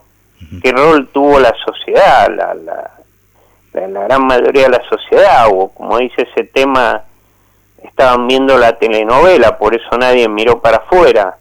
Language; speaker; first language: Spanish; native; Spanish